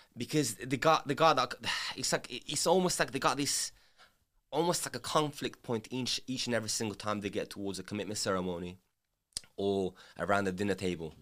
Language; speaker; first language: English; non-native, local second language; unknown